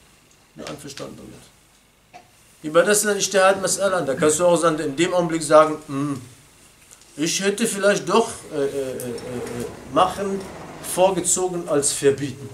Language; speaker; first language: German; non-native, fluent; Arabic